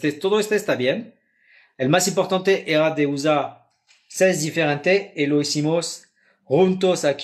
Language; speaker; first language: Spanish; non-native, fluent; French